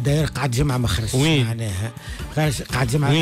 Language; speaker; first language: Arabic; native; Arabic